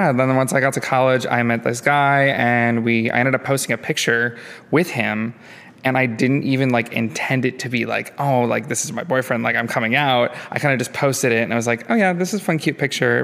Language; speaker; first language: English; native; English